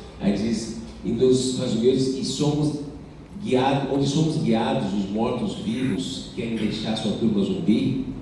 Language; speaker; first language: Portuguese; non-native, fluent; English